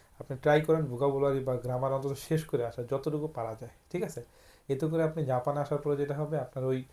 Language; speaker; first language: Bangla; native; Bangla